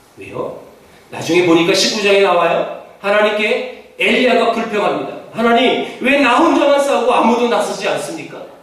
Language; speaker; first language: Korean; native; Korean